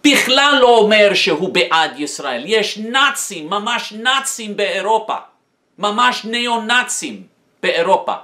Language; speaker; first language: Hebrew; non-native, fluent; English